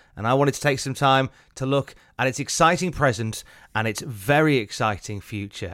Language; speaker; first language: English; native; English